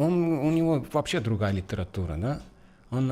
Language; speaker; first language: Russian; non-native, fluent; Estonian